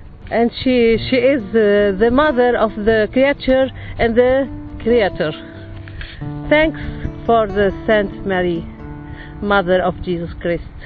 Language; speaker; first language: English; non-native, learner; Arabic